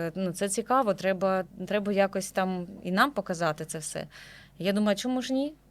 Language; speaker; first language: Ukrainian; native; Ukrainian